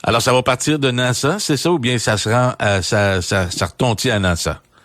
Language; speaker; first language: French; native; French